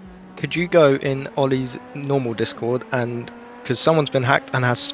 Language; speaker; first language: English; native; English